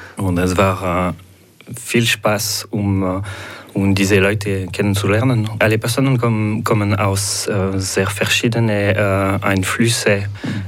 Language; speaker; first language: German; non-native, local second language; French